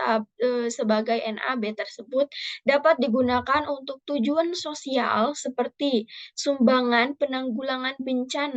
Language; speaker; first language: Indonesian; native; Indonesian